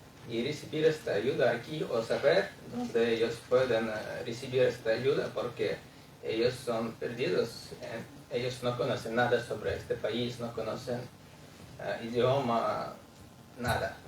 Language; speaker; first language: Spanish; non-native, fluent; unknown